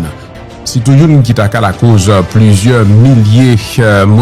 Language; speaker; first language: Haitian Creole; native; Haitian Creole